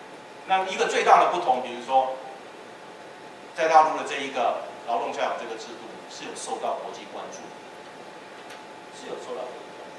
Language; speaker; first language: Chinese; native; Chinese